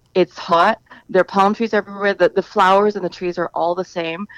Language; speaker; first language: English; native; English